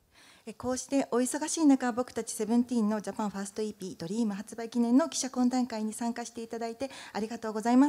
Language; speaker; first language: Japanese; native; Japanese